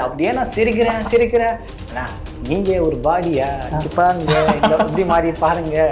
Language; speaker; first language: Tamil; non-native, learner; Kashmiri